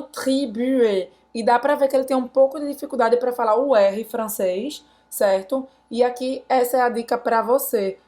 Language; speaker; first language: Portuguese; native; Portuguese